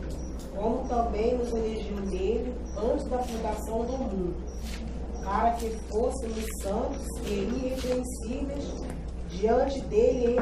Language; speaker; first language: Portuguese; native; Portuguese